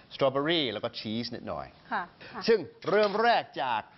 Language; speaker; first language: Thai; non-native, fluent; English